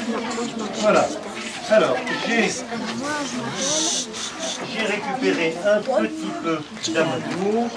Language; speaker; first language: French; native; French